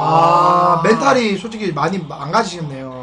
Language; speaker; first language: Korean; native; Korean